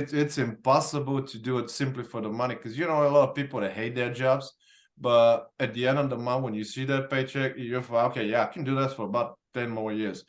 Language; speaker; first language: English; non-native, fluent; Bulgarian